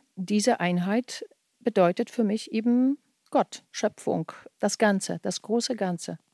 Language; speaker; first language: German; early bilingual, other home language; Polish